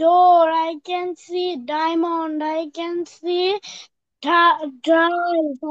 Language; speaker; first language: English; non-native, learner; Bangla